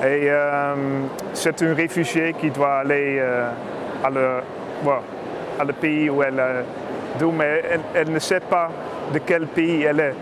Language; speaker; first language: French; non-native, learner; Dutch